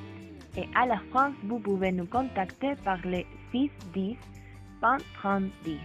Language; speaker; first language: French; non-native, learner; Spanish